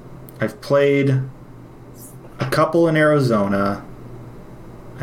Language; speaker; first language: English; native; English